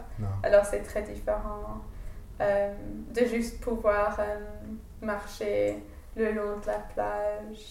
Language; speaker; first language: French; non-native, fluent; English